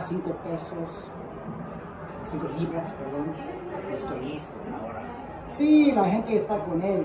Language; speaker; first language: Spanish; early bilingual, heritage; English